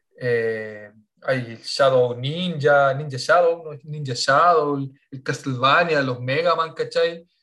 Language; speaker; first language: Spanish; native; Spanish